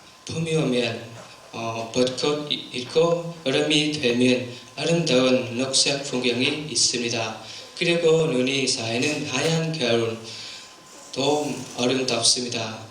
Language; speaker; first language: Korean; non-native, learner; Vietnamese